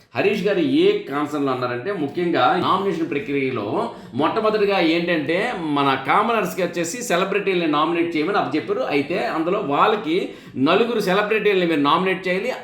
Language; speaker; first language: Telugu; native; Telugu